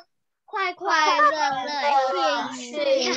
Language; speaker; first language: Chinese; early bilingual, heritage; Chinese